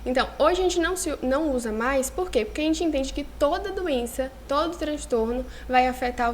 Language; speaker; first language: Portuguese; native; Portuguese